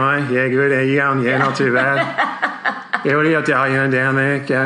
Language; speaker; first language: English; native; English